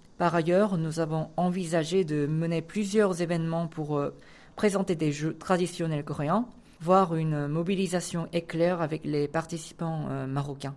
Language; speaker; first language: French; non-native, fluent; Korean